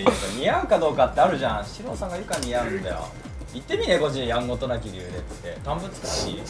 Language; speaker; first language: Japanese; native; Japanese